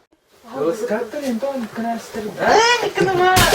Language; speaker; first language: Russian; non-native, local second language; Yakut